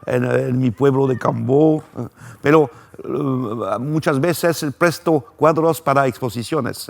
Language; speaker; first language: Spanish; non-native, fluent; French